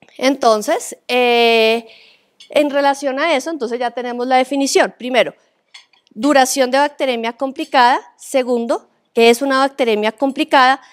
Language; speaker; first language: Spanish; native; Spanish